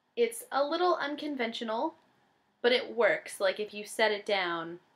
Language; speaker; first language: English; native; English